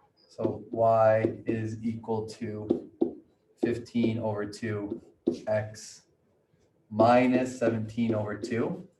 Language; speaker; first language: English; native; English